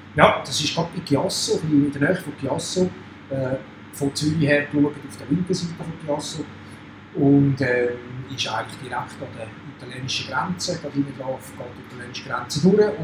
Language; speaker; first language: German; native; German